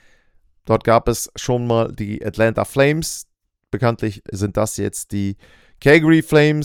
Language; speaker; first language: German; native; German